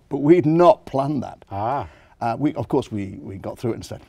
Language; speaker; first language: English; native; English